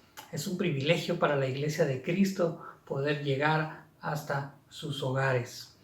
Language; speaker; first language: Spanish; native; Spanish